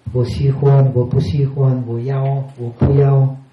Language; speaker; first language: Chinese; non-native, fluent; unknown